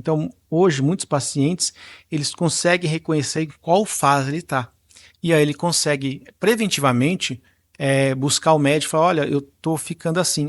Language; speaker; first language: Portuguese; native; Portuguese